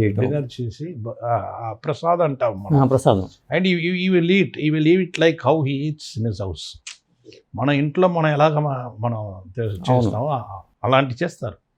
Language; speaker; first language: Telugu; non-native, fluent; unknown